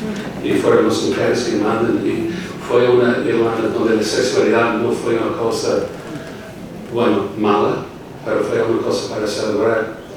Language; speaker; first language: Spanish; non-native, fluent; English